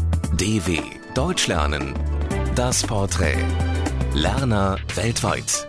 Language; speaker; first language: German; native; German